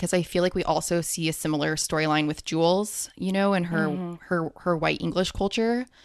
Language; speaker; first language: English; early bilingual, other home language; Hindi